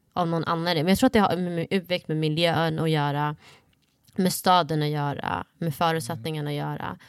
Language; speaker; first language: Swedish; early bilingual, other home language; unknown